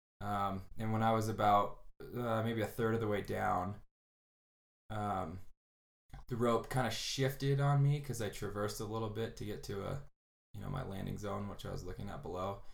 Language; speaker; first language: English; native; English